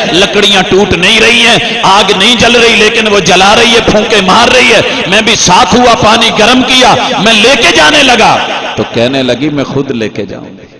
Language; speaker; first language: Urdu; non-native, local second language; Punjabi